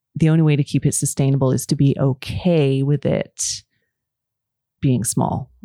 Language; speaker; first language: English; native; English